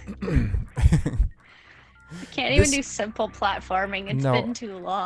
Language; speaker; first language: English; native; English